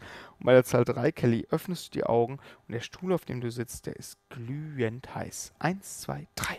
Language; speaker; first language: German; native; German